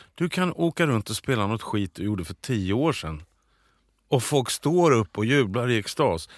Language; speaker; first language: Swedish; native; Swedish